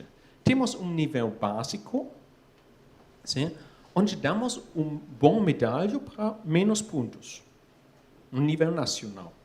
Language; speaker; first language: Portuguese; non-native, fluent; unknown